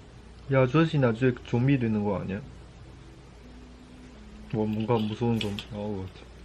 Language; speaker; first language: Korean; non-native, fluent; Chinese